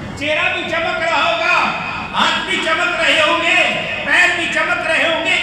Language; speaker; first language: Urdu; non-native, local second language; Punjabi